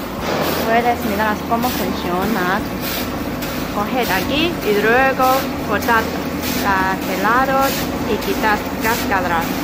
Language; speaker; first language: Spanish; non-native, learner; Chinese